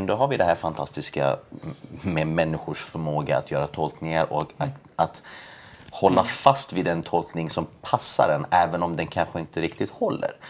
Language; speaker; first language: Swedish; early bilingual, other home language; Persian